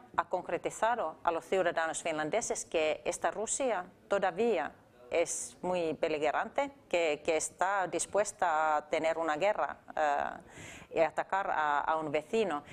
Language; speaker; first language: Spanish; non-native, fluent; Finnish